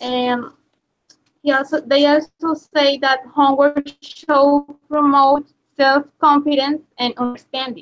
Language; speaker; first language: English; non-native, learner; Spanish